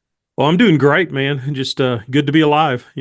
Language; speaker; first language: English; native; English